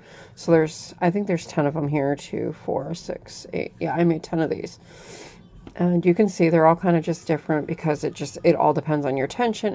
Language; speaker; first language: English; native; English